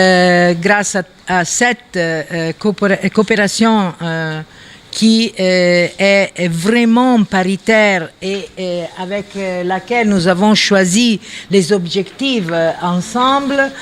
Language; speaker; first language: French; non-native, fluent; Italian